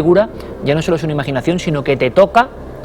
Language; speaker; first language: Spanish; native; Spanish